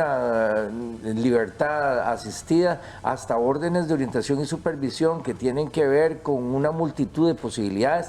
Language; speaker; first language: Spanish; native; Spanish